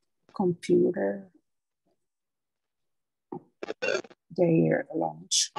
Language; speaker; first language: English; non-native, learner; Spanish